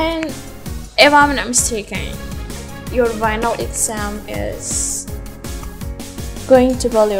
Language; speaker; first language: English; non-native, fluent; Indonesian